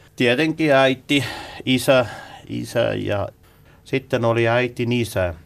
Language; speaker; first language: Finnish; non-native, fluent; Swiss German